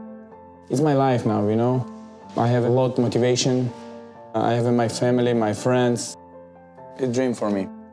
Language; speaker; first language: English; non-native, learner; Uzbek